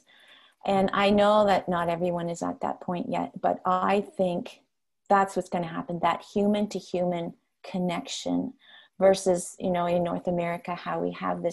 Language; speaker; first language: English; non-native, fluent; Dutch